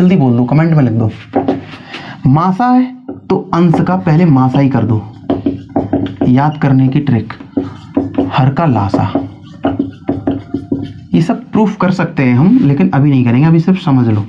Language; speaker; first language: Hindi; native; Hindi